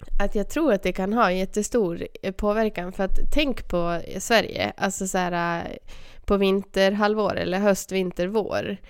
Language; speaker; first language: Swedish; native; Swedish